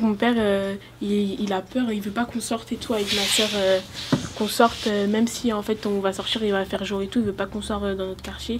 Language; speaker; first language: French; native; French